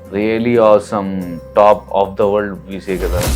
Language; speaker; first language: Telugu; non-native, learner; Hindi